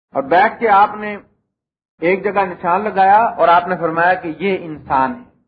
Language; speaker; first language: Urdu; non-native, local second language; Punjabi